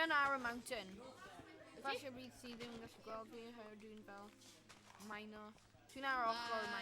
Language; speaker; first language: Welsh; non-native, local second language; English